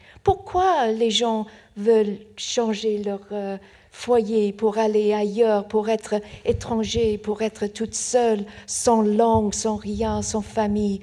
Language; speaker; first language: French; non-native, fluent; Persian